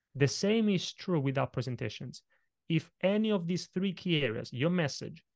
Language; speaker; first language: English; non-native, fluent; Italian